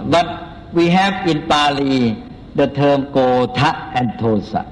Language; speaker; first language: English; non-native, fluent; Thai